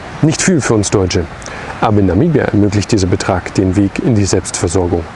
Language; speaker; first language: German; native; German